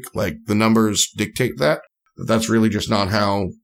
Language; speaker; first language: English; native; English